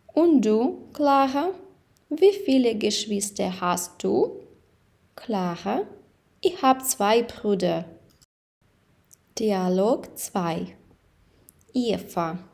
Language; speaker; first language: German; non-native, fluent; Ukrainian